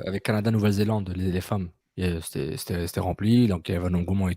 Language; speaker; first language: French; native; French